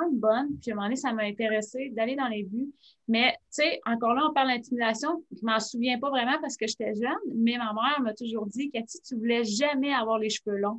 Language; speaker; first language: French; native; French